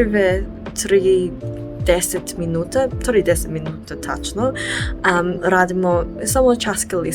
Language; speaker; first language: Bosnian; non-native, learner; English